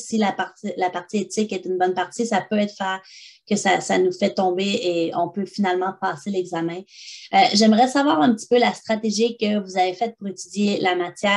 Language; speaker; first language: French; native; French